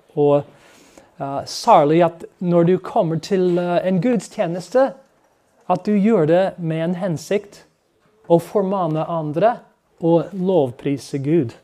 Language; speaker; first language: Norwegian; non-native, fluent; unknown